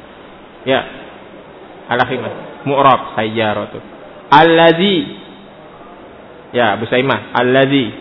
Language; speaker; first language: Arabic; non-native, fluent; Indonesian